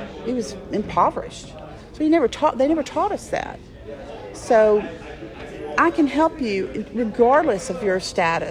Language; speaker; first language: English; native; English